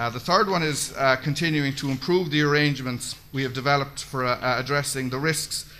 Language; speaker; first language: English; native; English